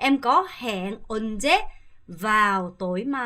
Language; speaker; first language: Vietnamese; non-native, fluent; Korean